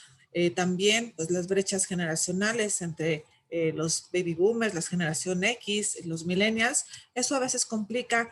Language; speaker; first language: Spanish; native; Spanish